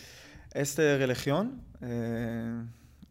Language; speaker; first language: Spanish; non-native, learner; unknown